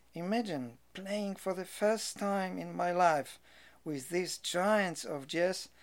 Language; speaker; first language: English; non-native, fluent; Polish